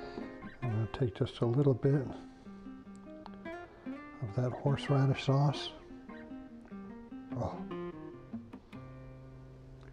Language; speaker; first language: English; native; English